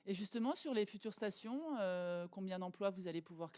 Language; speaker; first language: French; native; French